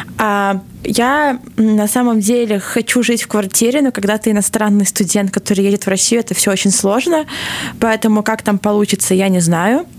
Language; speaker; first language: Russian; native; Russian